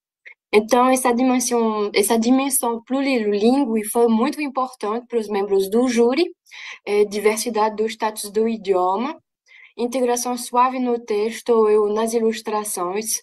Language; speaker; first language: Portuguese; non-native, fluent; French